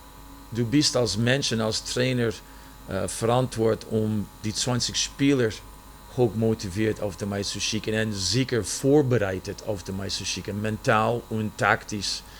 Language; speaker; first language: German; non-native, fluent; English